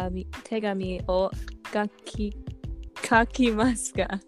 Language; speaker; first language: Japanese; non-native, learner; English